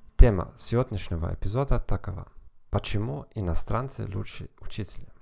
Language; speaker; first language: Russian; non-native, learner; German